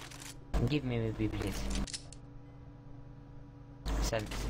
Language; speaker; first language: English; non-native, learner; Russian